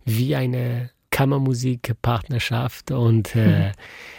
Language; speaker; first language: German; non-native, fluent; French